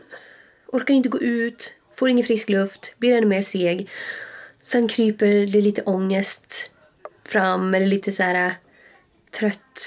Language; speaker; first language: Swedish; native; Swedish